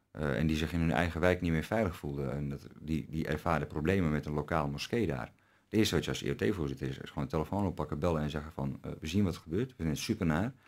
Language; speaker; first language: Dutch; early bilingual, other home language; Turkish